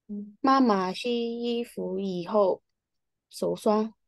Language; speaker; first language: Chinese; non-native, learner; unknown